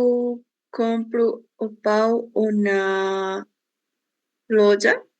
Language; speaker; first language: Portuguese; non-native, learner; Spanish